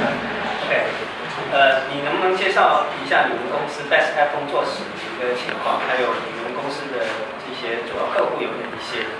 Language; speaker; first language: Chinese; native; Chinese